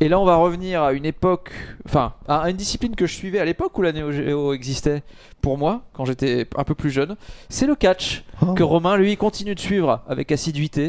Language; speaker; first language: French; native; French